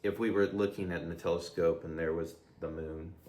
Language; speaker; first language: English; native; English